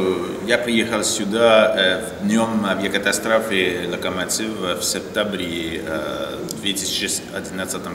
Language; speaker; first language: Russian; non-native, learner; French